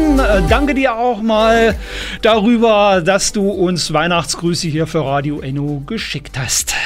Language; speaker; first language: German; native; German